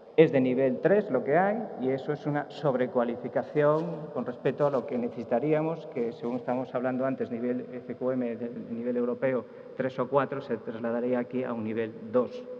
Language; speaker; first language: Spanish; native; Spanish